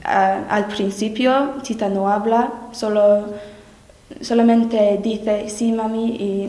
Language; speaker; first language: Spanish; non-native, learner; English